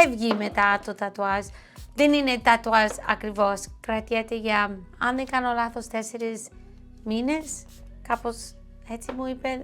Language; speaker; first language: Greek; early bilingual, heritage; Greek